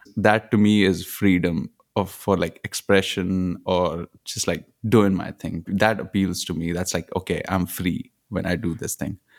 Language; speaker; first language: English; non-native, local second language; Punjabi